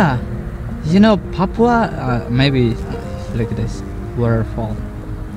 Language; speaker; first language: English; non-native, learner; Javanese